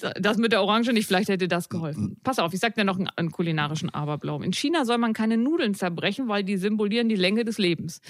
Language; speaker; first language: German; native; German